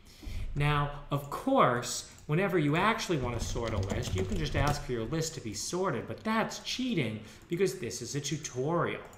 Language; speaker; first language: English; native; English